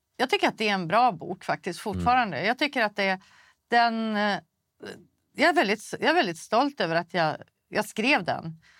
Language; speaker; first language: Swedish; native; Swedish